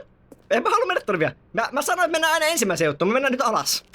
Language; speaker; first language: Finnish; native; Finnish